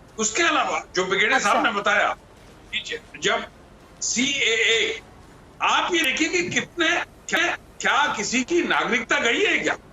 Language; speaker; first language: Hindi; native; Hindi